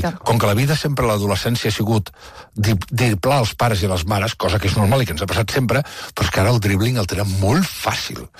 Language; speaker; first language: Catalan; native; Catalan